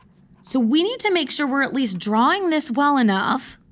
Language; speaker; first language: English; native; English